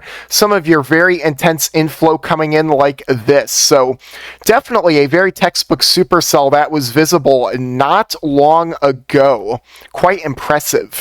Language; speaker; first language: English; native; English